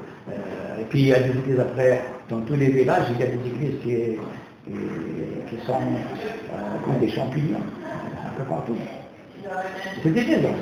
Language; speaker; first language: French; non-native, local second language; Kabyle